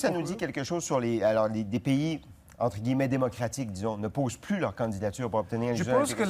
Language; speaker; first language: French; native; French